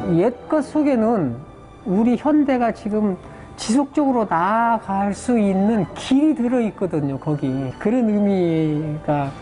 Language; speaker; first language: Korean; native; Korean